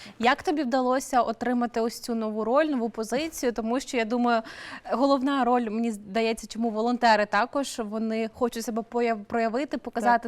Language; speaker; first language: Ukrainian; native; Ukrainian